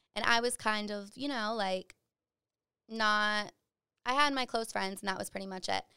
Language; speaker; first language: English; native; English